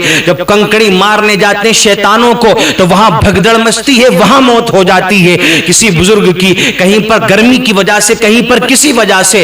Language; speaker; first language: Urdu; native; Urdu